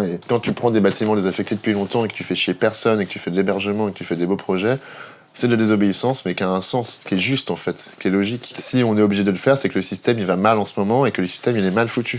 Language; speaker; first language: French; native; French